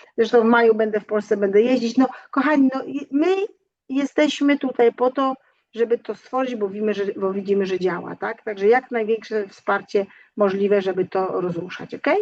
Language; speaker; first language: Polish; native; Polish